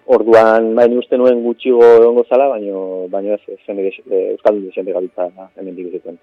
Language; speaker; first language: Basque; native; Basque